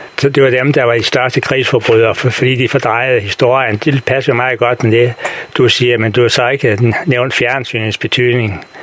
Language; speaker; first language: Danish; native; Danish